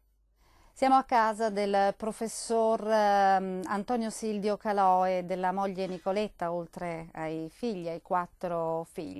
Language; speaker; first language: Italian; native; Italian